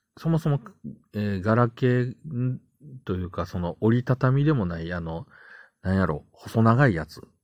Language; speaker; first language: Japanese; native; Japanese